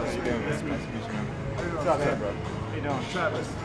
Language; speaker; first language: English; native; English